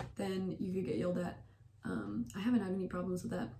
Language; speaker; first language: English; native; English